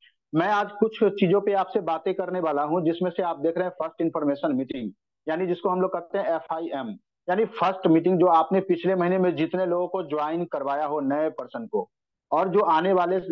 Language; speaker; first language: Hindi; native; Hindi